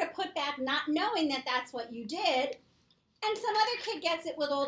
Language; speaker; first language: English; native; English